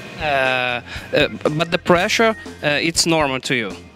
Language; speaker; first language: English; non-native, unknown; Portuguese